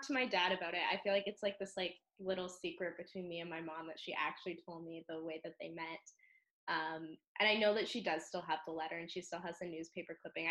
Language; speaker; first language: English; native; English